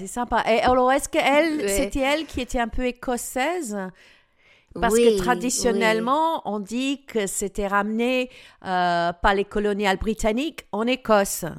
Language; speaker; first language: French; non-native, fluent; English